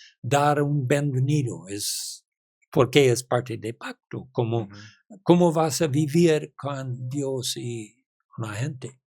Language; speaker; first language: Spanish; non-native, learner; English